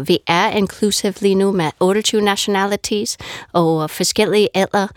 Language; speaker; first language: Danish; non-native, fluent; English